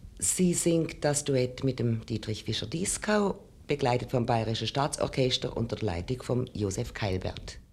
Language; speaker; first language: German; native; German